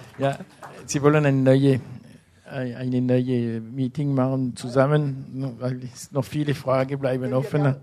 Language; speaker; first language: German; non-native, learner; French